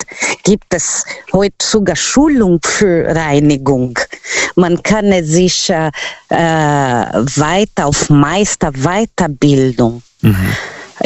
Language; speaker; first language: German; non-native, fluent; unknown